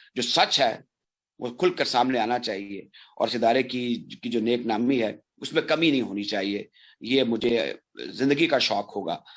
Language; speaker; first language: Urdu; non-native, local second language; Punjabi